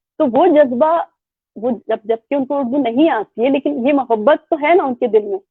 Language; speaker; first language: Urdu; native; Urdu